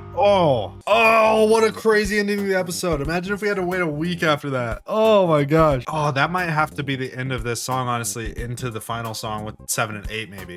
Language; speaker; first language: English; native; English